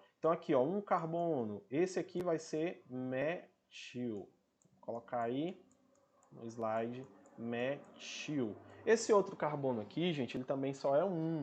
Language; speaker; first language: Portuguese; native; Portuguese